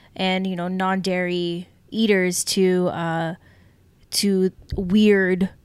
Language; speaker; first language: English; native; English